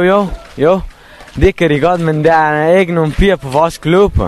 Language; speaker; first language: Danish; non-native, learner; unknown